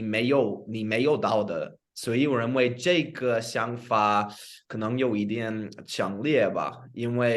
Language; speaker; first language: Chinese; non-native, fluent; English